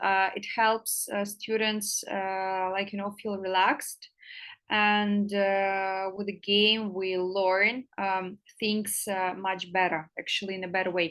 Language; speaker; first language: English; non-native, fluent; Russian